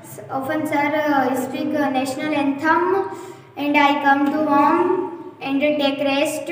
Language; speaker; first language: English; non-native, learner; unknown